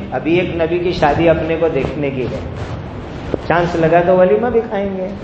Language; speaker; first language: Urdu; non-native, local second language; Gujarati